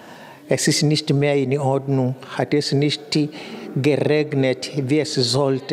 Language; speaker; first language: German; non-native, fluent; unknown